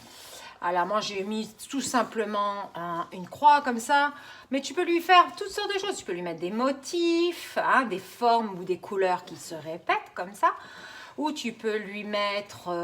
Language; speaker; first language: French; native; French